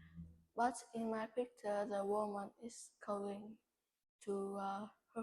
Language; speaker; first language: English; non-native, learner; Vietnamese